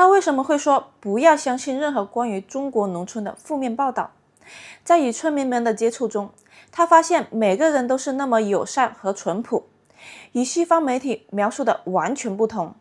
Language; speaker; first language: Chinese; native; Chinese